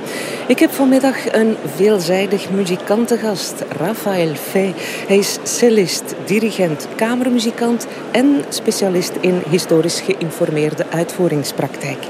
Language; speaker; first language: Dutch; native; Dutch